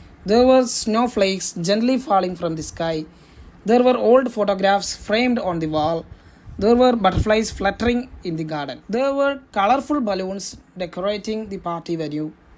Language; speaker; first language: English; non-native, local second language; Malayalam